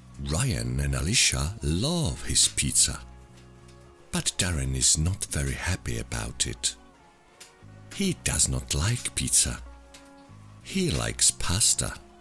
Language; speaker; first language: English; non-native, fluent; Czech